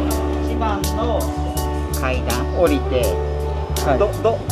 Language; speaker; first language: Japanese; native; Japanese